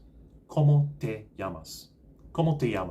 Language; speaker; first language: Spanish; non-native, fluent; English